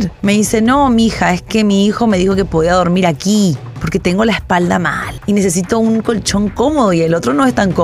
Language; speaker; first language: Spanish; native; Spanish